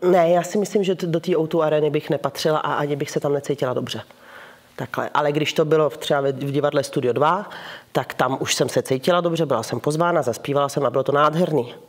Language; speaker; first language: Czech; early bilingual, heritage; Czech